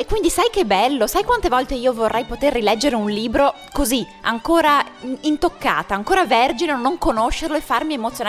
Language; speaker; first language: Italian; native; Italian